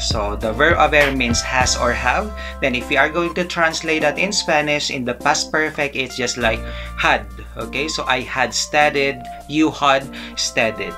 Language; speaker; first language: English; non-native, local second language; Filipino